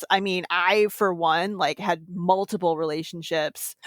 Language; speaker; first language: English; native; English